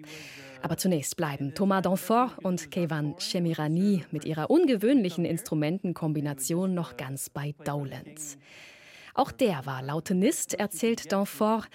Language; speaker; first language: German; native; German